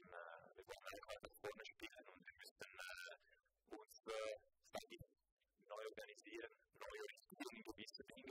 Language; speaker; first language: German; non-native, local second language; Italian